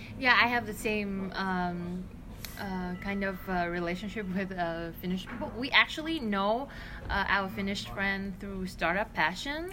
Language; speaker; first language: English; non-native, fluent; Vietnamese